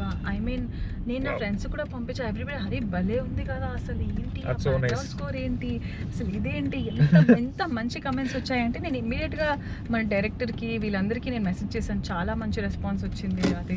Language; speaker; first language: Telugu; native; Telugu